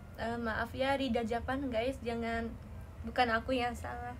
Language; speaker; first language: Indonesian; native; Indonesian